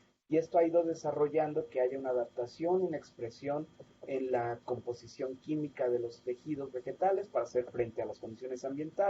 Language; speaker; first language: Spanish; native; Spanish